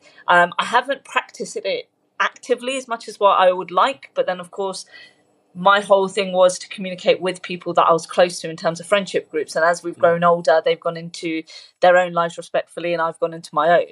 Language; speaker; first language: English; early bilingual, other home language; Punjabi